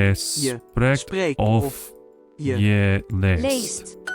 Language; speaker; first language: Dutch; non-native, learner; English